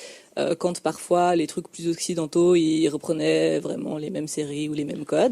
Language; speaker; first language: French; native; French